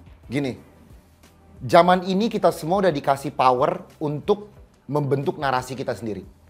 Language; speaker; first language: Indonesian; native; Indonesian